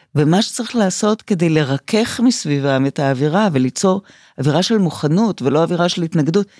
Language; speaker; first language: Hebrew; native; Hebrew